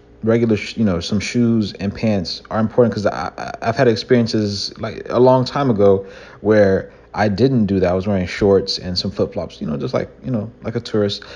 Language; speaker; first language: English; native; English